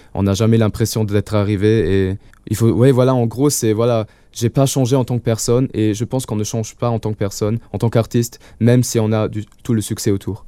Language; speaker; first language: French; non-native, local second language; Luxembourgish